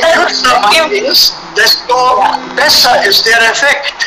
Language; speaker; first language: German; non-native, fluent; Hindi